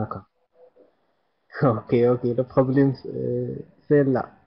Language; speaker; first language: French; non-native, learner; Arabic